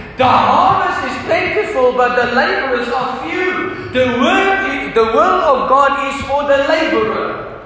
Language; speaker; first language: English; non-native, local second language; Afrikaans